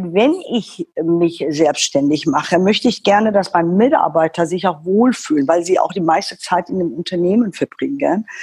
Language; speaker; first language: German; non-native, fluent; Persian